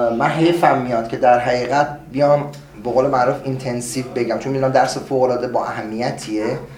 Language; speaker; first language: Persian; native; Persian